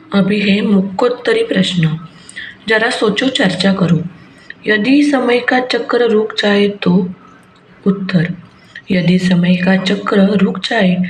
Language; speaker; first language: Hindi; non-native, local second language; Marathi